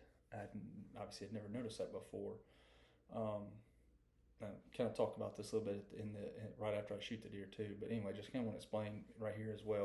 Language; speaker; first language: English; native; English